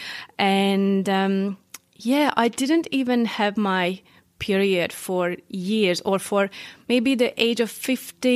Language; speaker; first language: English; non-native, fluent; Hungarian